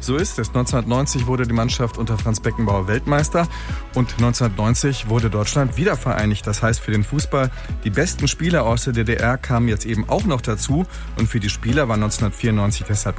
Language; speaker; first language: German; native; German